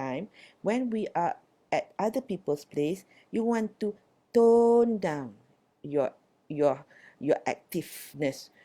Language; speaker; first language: English; non-native, local second language; Malay